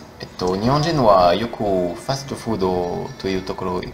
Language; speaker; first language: Japanese; non-native, learner; French